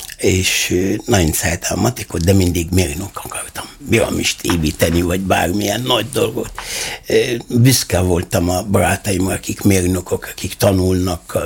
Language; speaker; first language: Hungarian; non-native, fluent; Arabic